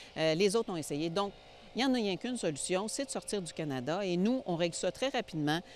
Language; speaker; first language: French; native; French